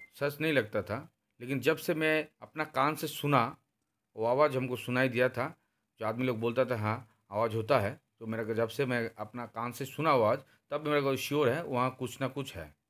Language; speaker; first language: Hindi; non-native, local second language; Bangla